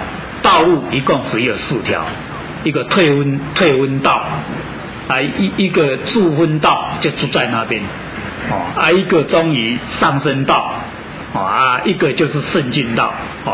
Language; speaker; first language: Chinese; native; Chinese